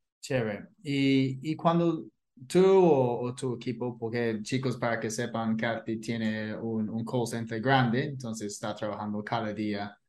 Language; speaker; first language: Spanish; non-native, fluent; English